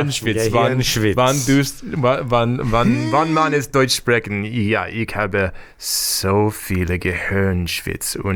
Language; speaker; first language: German; non-native, learner; English